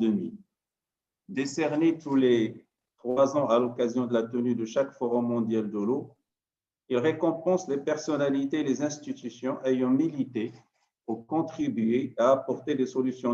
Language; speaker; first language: French; non-native, local second language; Arabic